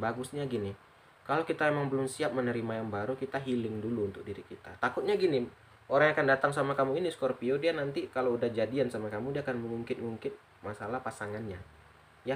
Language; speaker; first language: Indonesian; native; Indonesian